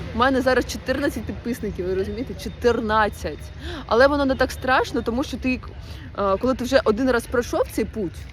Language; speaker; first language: Ukrainian; non-native, local second language; Russian